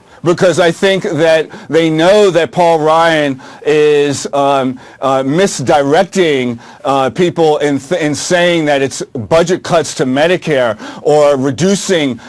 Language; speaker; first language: English; native; English